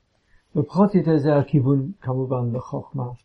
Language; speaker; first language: Hebrew; non-native, fluent; English